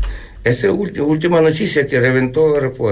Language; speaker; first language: Spanish; non-native, learner; Ukrainian